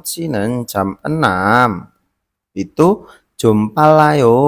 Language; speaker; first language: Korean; non-native, learner; Indonesian